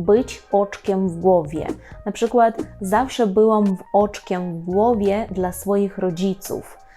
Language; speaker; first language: Polish; non-native, fluent; Ukrainian